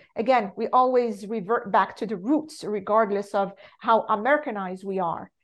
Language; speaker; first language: English; non-native, fluent; Arabic